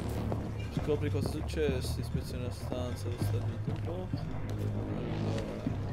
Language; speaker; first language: Italian; native; Italian